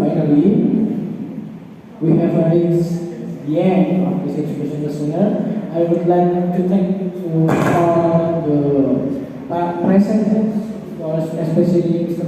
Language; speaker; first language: English; non-native, learner; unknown